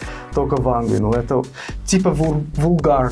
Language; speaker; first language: Russian; non-native, fluent; English